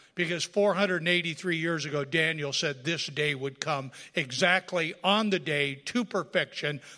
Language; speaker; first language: English; native; English